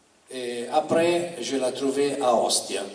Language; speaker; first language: French; non-native, learner; Italian